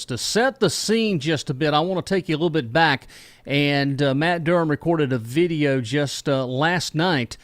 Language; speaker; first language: English; native; English